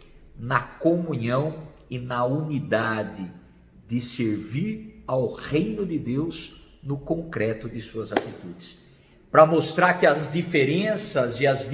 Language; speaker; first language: Portuguese; native; Portuguese